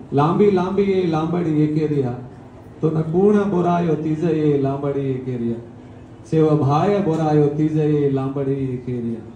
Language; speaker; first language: Telugu; non-native, local second language; Lambadi